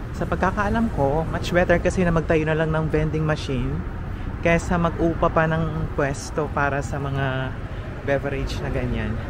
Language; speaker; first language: Filipino; native; Filipino